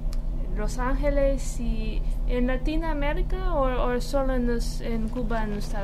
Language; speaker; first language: Spanish; non-native, learner; English